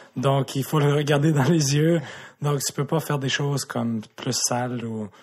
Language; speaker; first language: French; native; French